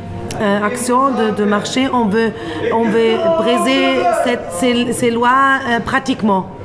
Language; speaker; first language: French; non-native, fluent; Turkish